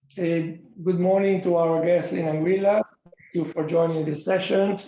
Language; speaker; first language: English; non-native, fluent; Italian